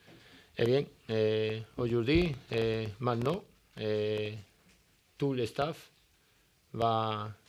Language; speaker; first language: French; non-native, learner; Spanish